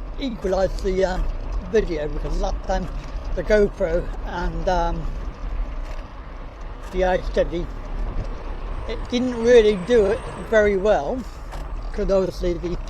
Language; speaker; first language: English; native; English